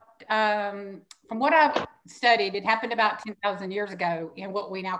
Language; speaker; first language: English; native; English